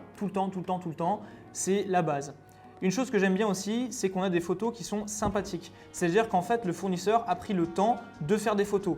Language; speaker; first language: French; native; French